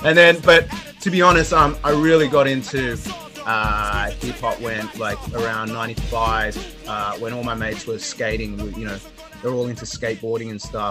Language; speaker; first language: English; native; English